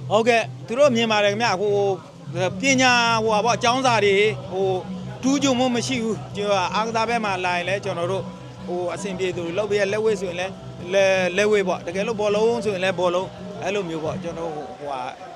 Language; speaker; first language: Burmese; non-native, local second language; Karen languages